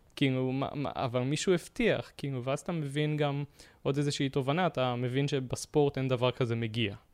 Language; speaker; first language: Hebrew; native; Hebrew